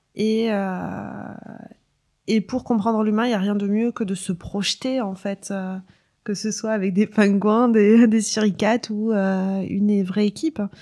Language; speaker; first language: French; non-native, local second language; Arabic